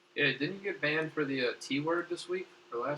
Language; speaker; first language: English; native; English